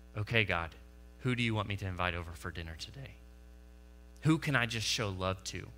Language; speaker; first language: English; native; English